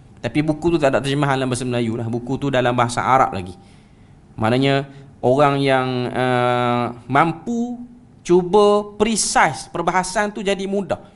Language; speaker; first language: Malay; native; Malay